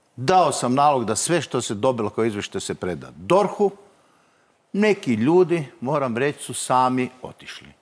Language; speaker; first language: Croatian; native; Croatian